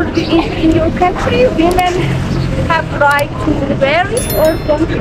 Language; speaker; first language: English; non-native, learner; Persian